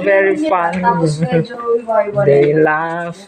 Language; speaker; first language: English; non-native, local second language; Filipino